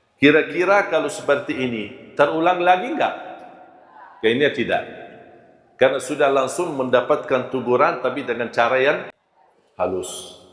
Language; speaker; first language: Malay; non-native, fluent; Arabic